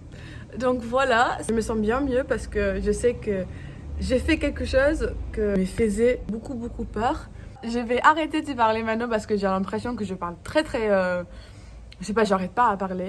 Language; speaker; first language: French; non-native, fluent; English